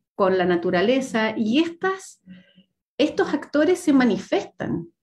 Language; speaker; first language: Spanish; native; Spanish